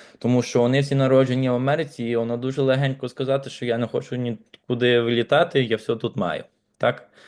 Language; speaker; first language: Ukrainian; native; Ukrainian